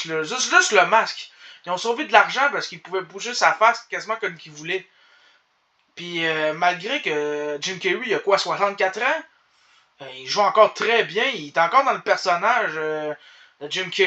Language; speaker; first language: French; native; French